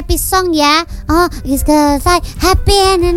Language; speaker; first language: English; non-native, learner; Indonesian